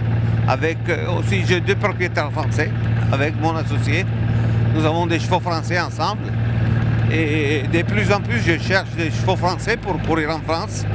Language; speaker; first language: French; non-native, fluent; Italian